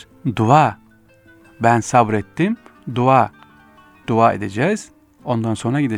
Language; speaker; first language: Turkish; native; Turkish